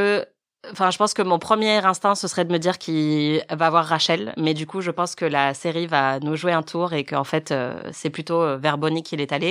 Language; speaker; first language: French; native; French